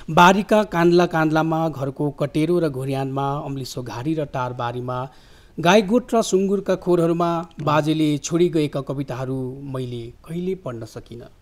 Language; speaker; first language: Nepali; native; Nepali